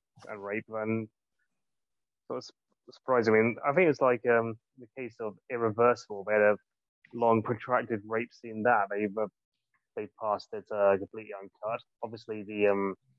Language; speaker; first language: English; native; English